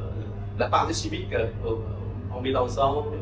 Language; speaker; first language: French; non-native, local second language; Khmer